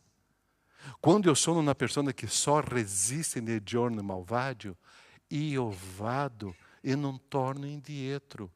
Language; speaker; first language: Italian; non-native, fluent; Portuguese